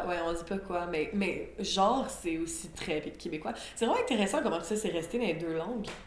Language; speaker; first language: French; native; French